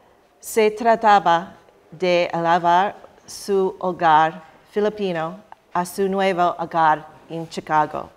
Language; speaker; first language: Spanish; non-native, learner; English